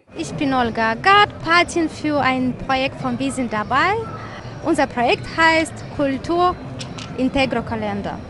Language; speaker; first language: German; non-native, fluent; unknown